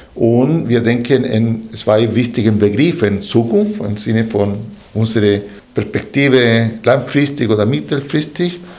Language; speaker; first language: German; non-native, fluent; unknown